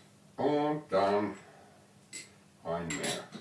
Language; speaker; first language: German; non-native, learner; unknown